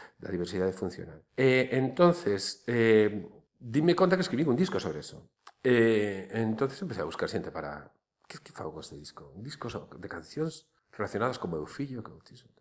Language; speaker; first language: Galician; native; Galician